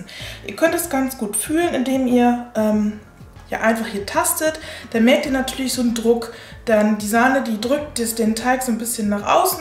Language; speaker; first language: German; native; German